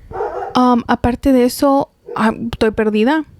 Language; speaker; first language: Spanish; early bilingual, heritage; Spanish